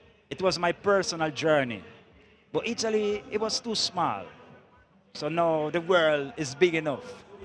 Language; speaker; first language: English; non-native, fluent; Italian